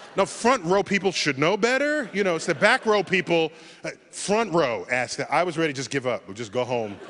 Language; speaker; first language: English; native; English